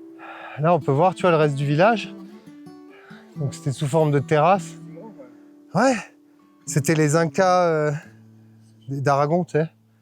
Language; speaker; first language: French; native; French